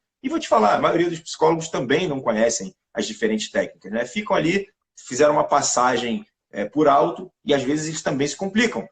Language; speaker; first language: Portuguese; native; Portuguese